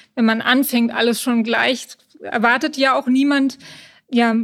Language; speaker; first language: German; native; German